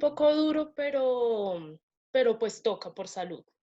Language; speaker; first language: Spanish; native; Spanish